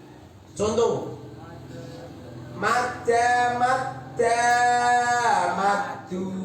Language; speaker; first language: Arabic; non-native, fluent; Indonesian